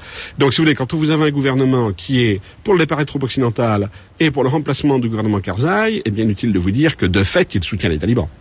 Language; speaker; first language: French; native; French